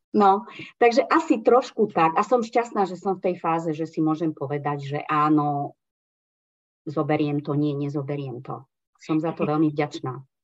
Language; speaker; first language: Slovak; non-native, local second language; Hungarian